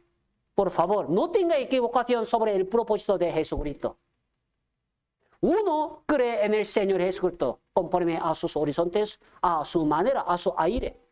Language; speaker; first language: Spanish; non-native, fluent; Korean